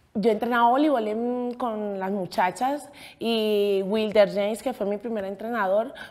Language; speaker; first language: Spanish; native; Spanish